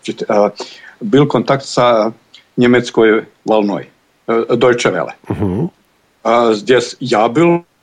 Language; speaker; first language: Russian; non-native, learner; Bosnian